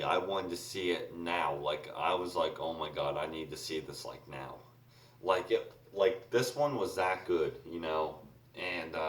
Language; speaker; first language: English; native; English